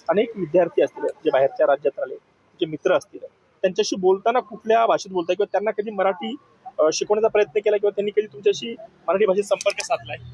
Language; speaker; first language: Marathi; native; Marathi